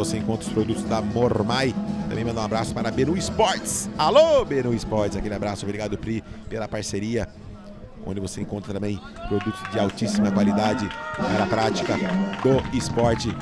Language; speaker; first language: Portuguese; native; Portuguese